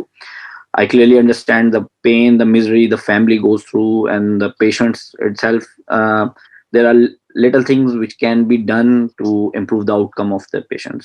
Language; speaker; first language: English; non-native, local second language; Punjabi